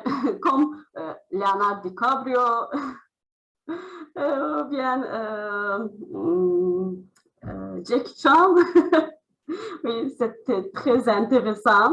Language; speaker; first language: French; non-native, learner; Azerbaijani